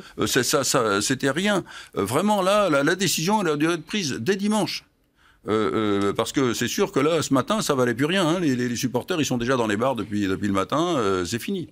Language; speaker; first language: French; native; French